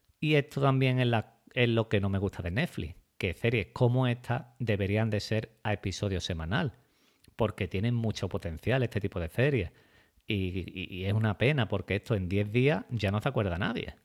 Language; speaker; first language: Spanish; native; Spanish